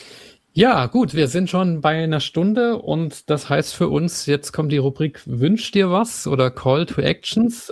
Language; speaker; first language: German; native; German